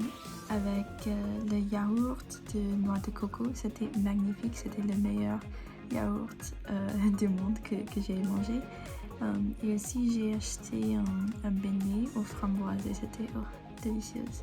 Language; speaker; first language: French; non-native, learner; English